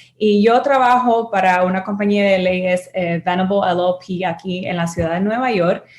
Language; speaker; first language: Spanish; early bilingual, heritage; Spanish